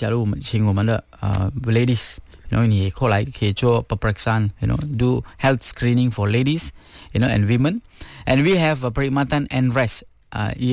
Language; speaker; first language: Chinese; non-native, local second language; Tamil